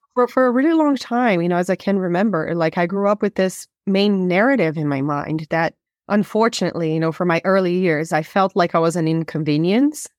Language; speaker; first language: English; non-native, fluent; Portuguese